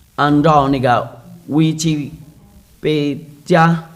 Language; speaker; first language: Chinese; non-native, fluent; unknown